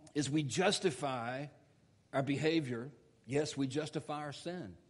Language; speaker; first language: English; native; English